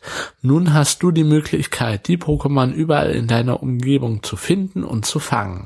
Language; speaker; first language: German; native; German